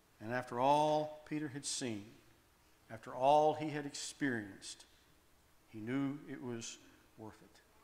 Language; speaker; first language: English; native; English